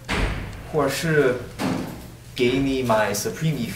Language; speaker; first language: Chinese; non-native, learner; English